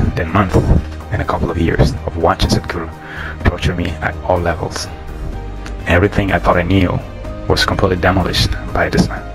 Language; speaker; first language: English; non-native, fluent; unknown